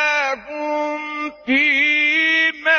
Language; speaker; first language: Arabic; native; Arabic